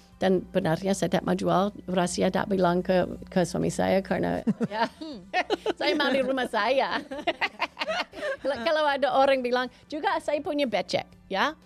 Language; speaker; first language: Indonesian; non-native, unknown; English